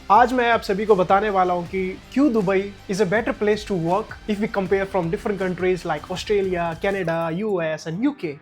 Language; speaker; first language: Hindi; native; Hindi